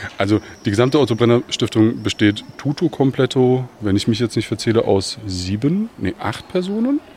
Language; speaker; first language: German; early bilingual, other home language; Bosnian